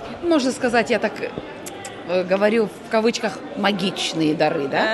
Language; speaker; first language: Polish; non-native, learner; Russian